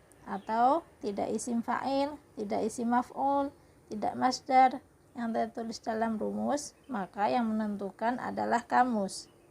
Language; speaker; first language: Indonesian; native; Indonesian